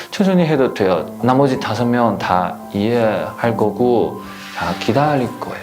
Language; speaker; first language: Korean; non-native, learner; Chinese